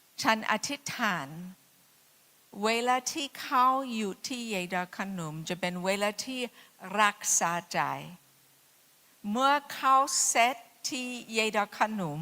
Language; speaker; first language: Thai; non-native, fluent; English